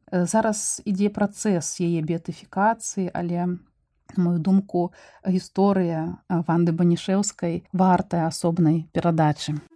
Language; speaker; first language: Belarusian; non-native, local second language; Russian